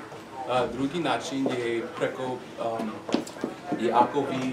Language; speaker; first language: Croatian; non-native, learner; English